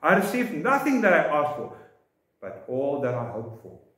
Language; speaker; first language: English; non-native, local second language; Afrikaans